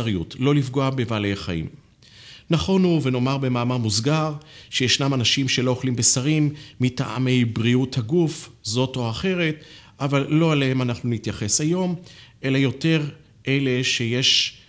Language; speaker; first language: Hebrew; native; Hebrew